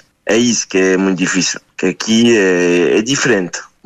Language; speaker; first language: Portuguese; non-native, learner; French